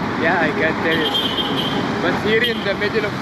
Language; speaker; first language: English; non-native, learner; Arabic